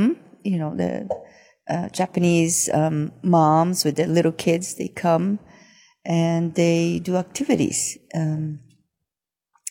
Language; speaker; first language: English; non-native, fluent; Japanese